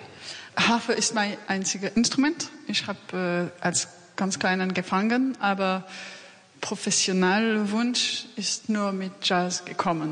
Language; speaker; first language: German; non-native, fluent; French